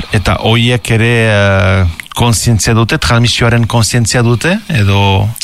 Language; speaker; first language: Basque; native; Basque